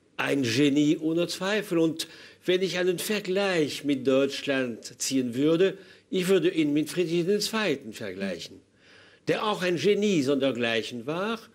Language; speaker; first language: German; non-native, fluent; French